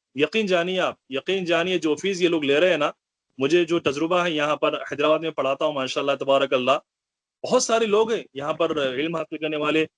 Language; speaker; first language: Urdu; native; Urdu